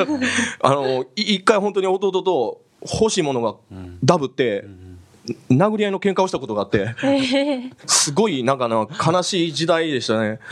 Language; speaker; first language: Japanese; native; Japanese